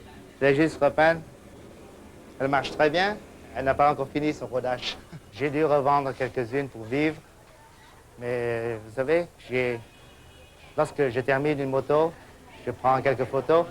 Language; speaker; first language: French; non-native, fluent; Vietnamese